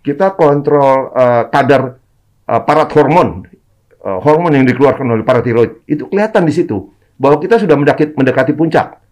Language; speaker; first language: Indonesian; native; Indonesian